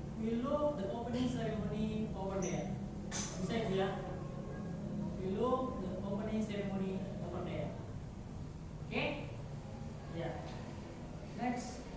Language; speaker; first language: English; non-native, local second language; Indonesian